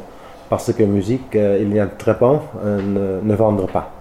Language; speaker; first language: French; non-native, learner; Dutch